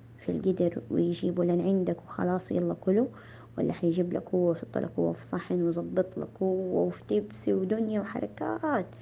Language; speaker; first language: Arabic; native; Arabic